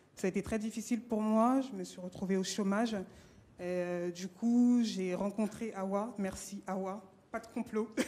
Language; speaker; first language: French; native; French